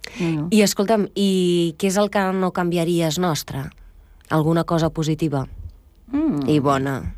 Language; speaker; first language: Catalan; native; Catalan